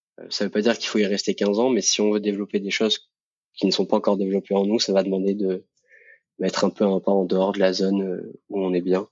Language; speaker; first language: French; native; French